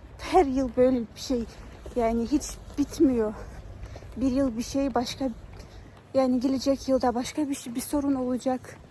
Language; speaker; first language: Turkish; non-native, fluent; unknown